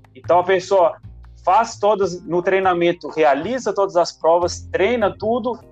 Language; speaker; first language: Portuguese; non-native, fluent; Italian